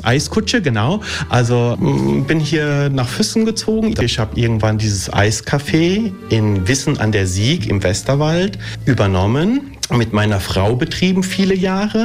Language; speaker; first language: German; early bilingual, other home language; Italian